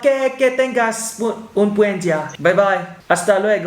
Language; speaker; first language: Spanish; non-native, learner; Thai